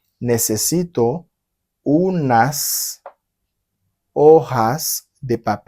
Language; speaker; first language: Spanish; non-native, fluent; Haitian Creole